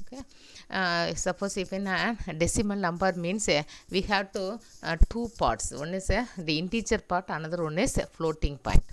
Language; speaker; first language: English; non-native, local second language; Tamil